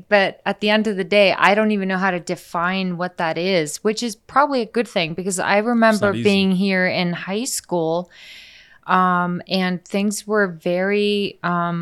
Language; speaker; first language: English; early bilingual, other home language; Icelandic